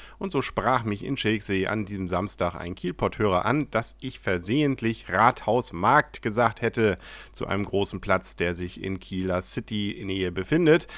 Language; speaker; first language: German; native; German